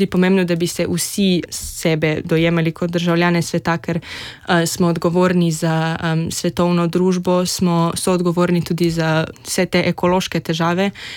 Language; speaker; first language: Slovenian; native; Slovenian